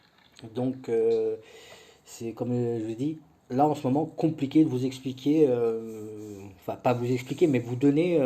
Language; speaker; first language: French; native; French